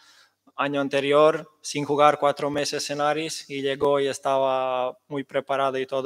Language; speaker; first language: Spanish; non-native, fluent; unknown